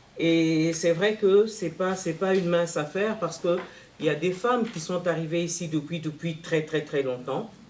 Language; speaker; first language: French; non-native, local second language; Luba-Lulua